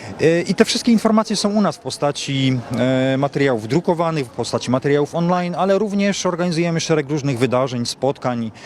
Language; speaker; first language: Polish; native; Polish